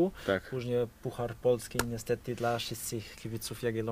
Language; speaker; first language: Polish; non-native, fluent; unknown